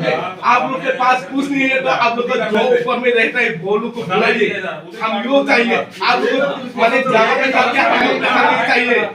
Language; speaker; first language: Hindi; non-native, local second language; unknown